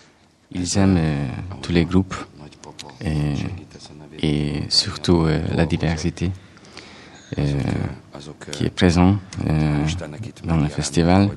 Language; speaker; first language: French; non-native, fluent; Hungarian